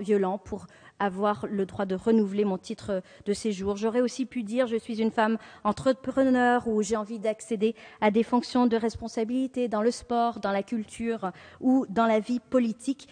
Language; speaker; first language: French; native; French